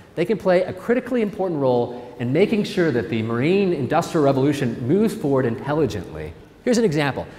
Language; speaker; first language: English; native; English